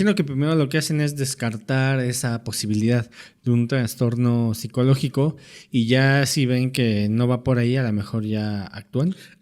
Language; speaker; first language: Spanish; native; Spanish